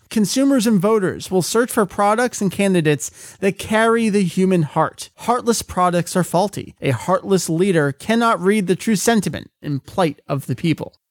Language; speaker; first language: English; native; English